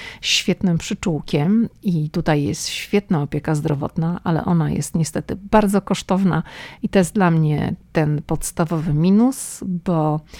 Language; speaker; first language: Polish; native; Polish